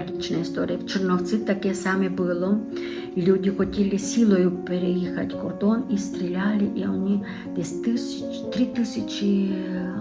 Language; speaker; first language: Ukrainian; non-native, local second language; Romanian